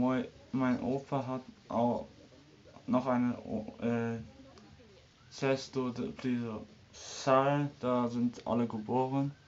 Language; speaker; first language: German; early bilingual, other home language; Serbian